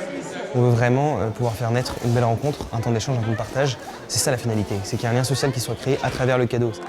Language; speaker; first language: French; native; French